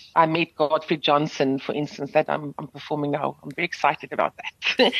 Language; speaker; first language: English; non-native, local second language; Afrikaans